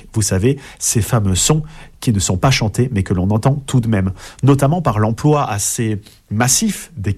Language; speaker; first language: French; native; French